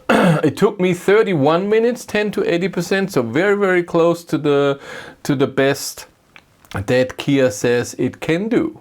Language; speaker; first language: English; non-native, fluent; German